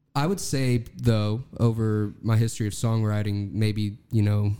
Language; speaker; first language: English; native; English